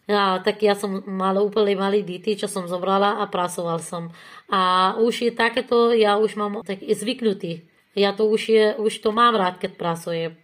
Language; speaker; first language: Slovak; non-native, learner; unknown